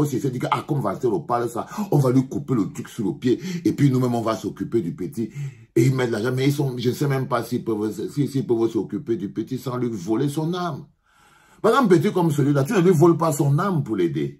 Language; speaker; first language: French; native; French